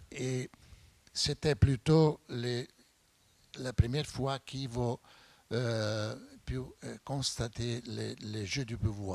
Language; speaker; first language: French; non-native, fluent; Italian